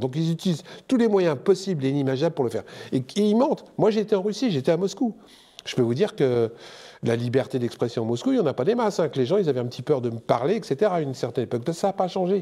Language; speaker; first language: French; native; French